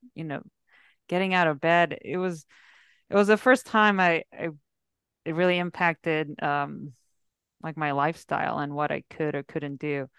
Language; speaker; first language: English; early bilingual, heritage; English